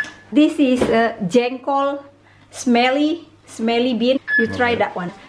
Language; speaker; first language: English; non-native, learner; Indonesian